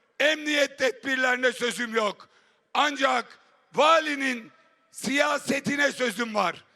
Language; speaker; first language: Turkish; native; Turkish